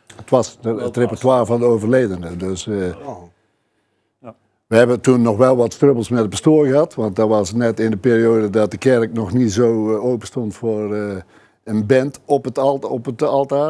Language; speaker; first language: Dutch; native; Dutch